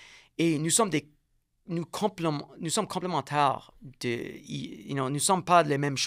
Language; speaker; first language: French; non-native, learner; English